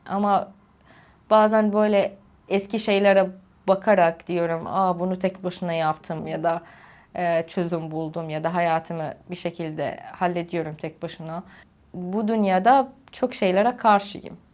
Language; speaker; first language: Turkish; non-native, fluent; Arabic